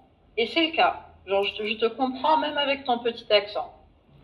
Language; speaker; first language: French; non-native, fluent; Arabic